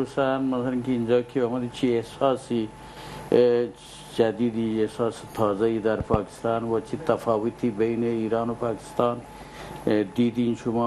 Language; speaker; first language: Persian; non-native, fluent; Urdu